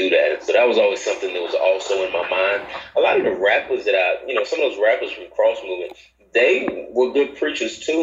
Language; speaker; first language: English; native; English